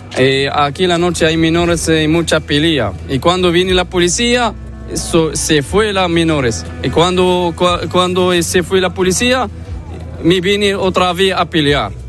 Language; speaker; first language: Spanish; non-native, learner; Arabic